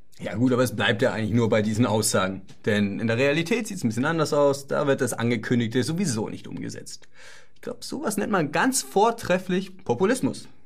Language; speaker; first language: German; native; German